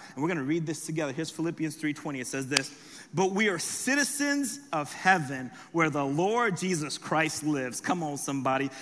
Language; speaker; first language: English; early bilingual, other home language; French